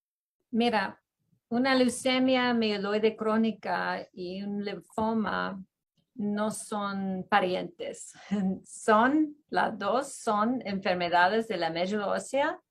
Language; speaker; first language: Spanish; non-native, fluent; English